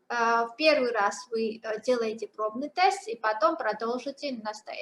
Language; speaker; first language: Russian; non-native, fluent; Georgian